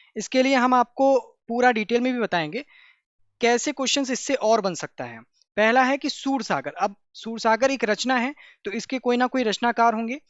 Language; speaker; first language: Hindi; native; Hindi